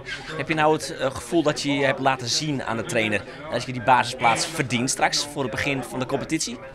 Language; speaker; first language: Dutch; native; Dutch